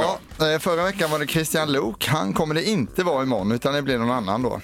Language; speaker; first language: Swedish; native; Swedish